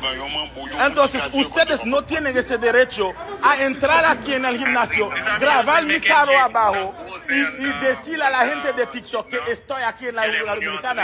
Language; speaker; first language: Spanish; non-native, learner; Haitian Creole